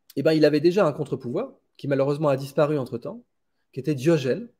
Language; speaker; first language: French; native; French